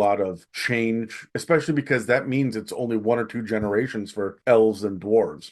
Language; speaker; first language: English; native; English